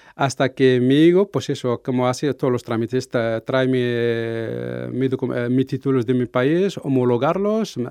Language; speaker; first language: Spanish; non-native, fluent; Arabic